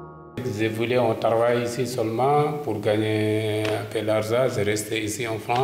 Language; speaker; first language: French; non-native, learner; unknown